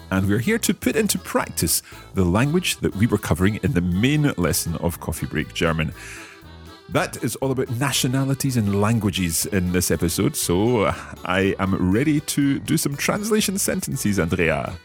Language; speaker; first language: English; native; English